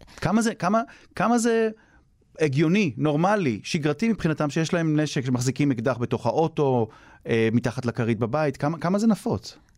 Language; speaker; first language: Hebrew; native; Hebrew